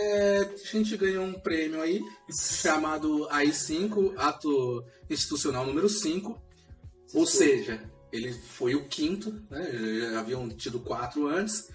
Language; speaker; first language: Portuguese; native; Portuguese